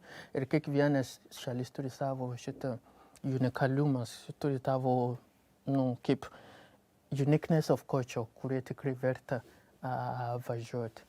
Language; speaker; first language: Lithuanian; non-native, learner; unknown